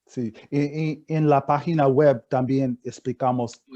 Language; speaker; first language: Spanish; non-native, fluent; English